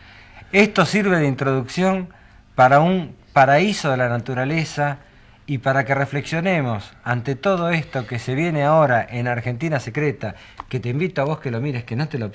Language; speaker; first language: Spanish; native; Spanish